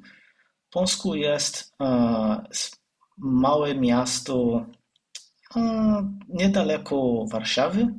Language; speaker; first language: Polish; non-native, learner; Portuguese